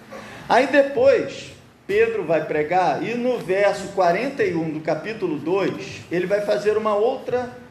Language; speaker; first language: Portuguese; native; Portuguese